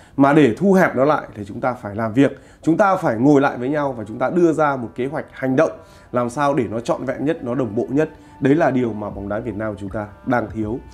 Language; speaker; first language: Vietnamese; native; Vietnamese